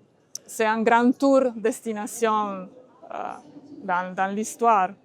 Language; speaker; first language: French; non-native, learner; Italian